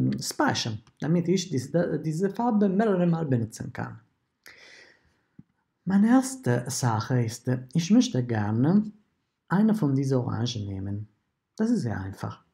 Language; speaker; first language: German; non-native, fluent; Italian